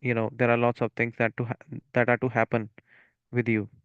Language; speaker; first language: English; non-native, local second language; Punjabi